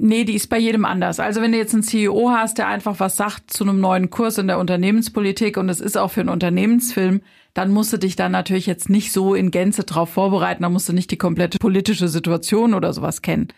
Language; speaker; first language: German; native; German